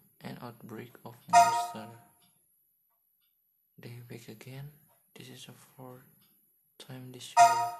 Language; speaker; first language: English; non-native, learner; Indonesian